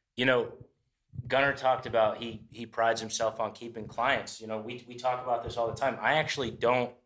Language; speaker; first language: English; native; English